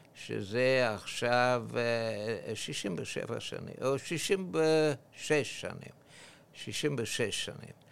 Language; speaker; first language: Hebrew; non-native, fluent; English